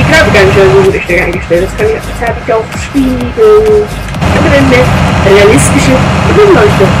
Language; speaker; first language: German; native; German